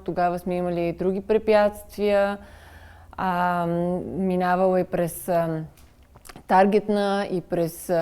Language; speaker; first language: Bulgarian; native; Bulgarian